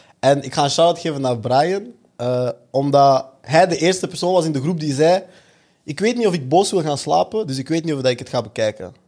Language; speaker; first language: Dutch; early bilingual, other home language; French